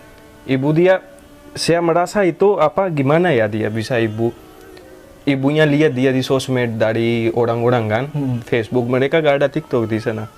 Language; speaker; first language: Indonesian; non-native, fluent; Hindi